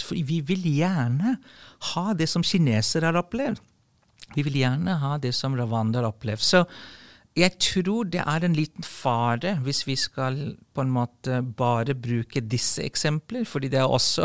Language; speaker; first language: Norwegian; non-native, fluent; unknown